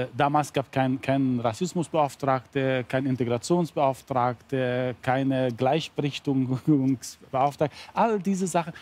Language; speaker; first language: German; non-native, fluent; Arabic